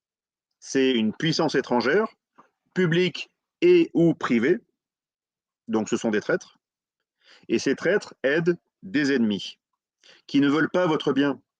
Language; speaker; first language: French; native; French